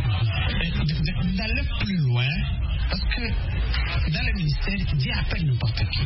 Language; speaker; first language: French; non-native, local second language; Kinyarwanda